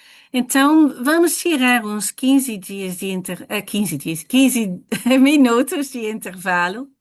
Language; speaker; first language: Portuguese; non-native, fluent; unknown